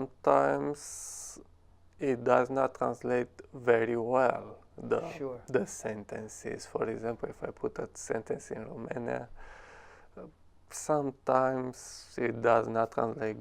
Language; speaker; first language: English; non-native, learner; Romanian